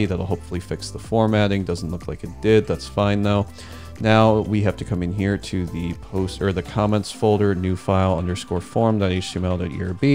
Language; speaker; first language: English; native; English